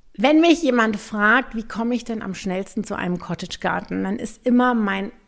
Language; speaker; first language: German; native; German